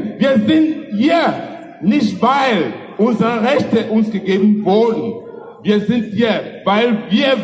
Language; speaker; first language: German; non-native, fluent; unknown